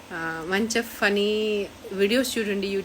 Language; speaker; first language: Telugu; non-native, local second language; Marathi